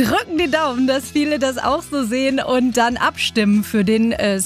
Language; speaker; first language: German; native; German